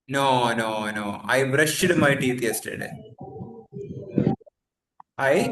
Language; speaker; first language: English; non-native, fluent; Malayalam